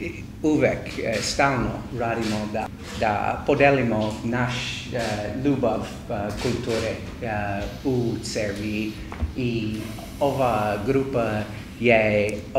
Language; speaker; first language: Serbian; non-native, learner; English